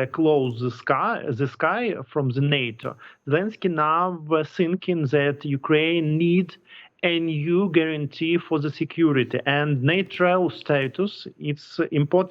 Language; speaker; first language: English; non-native, learner; Ukrainian